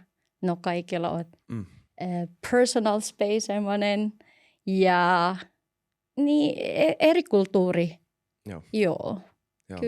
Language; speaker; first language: Finnish; non-native, learner; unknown